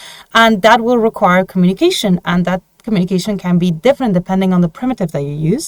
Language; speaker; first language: English; non-native, fluent; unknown